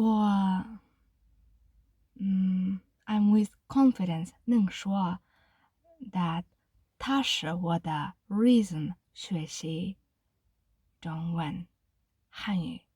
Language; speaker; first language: Chinese; non-native, learner; Kazakh